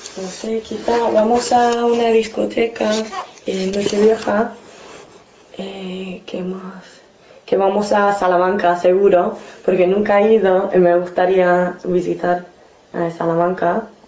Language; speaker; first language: Spanish; non-native, fluent; English